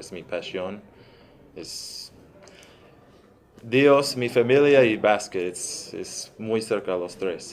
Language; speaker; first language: Spanish; early bilingual, heritage; English